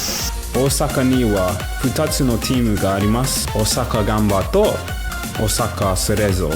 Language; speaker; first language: Japanese; non-native, learner; English